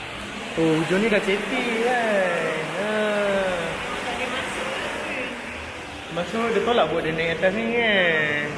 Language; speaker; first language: Malay; native; Malay